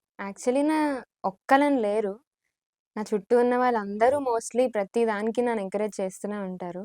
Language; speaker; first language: Telugu; native; Telugu